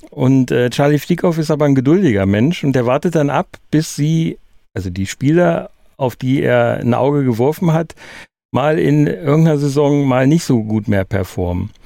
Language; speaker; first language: German; native; German